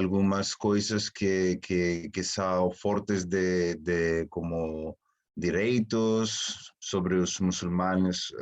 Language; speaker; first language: Portuguese; non-native, fluent; Spanish